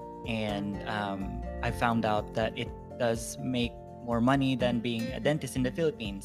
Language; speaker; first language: English; non-native, local second language; Filipino